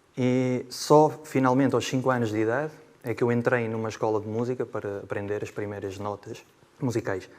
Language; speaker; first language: Portuguese; native; Portuguese